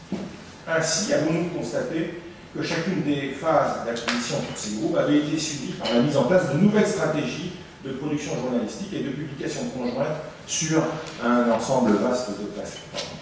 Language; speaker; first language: French; native; French